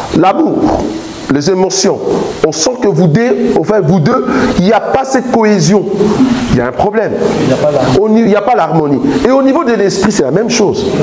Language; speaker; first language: French; non-native, local second language; Lingala